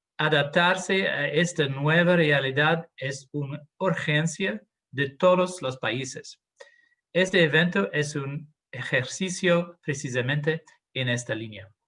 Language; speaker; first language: Spanish; non-native, fluent; English